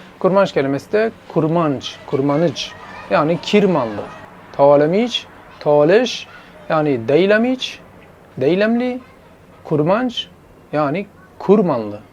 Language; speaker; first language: Turkish; non-native, local second language; Zaza